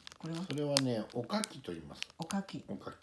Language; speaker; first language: Japanese; native; Japanese